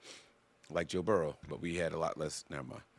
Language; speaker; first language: English; native; English